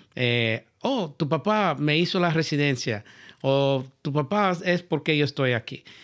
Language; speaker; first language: Spanish; early bilingual, heritage; Spanish